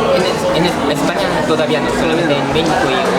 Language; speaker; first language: Spanish; non-native, fluent; Korean